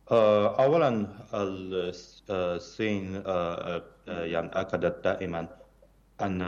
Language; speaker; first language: Arabic; non-native, fluent; Chinese